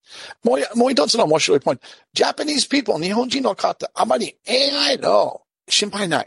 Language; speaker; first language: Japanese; non-native, learner; English